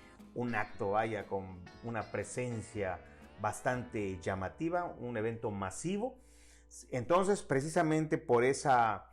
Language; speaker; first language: Spanish; native; Spanish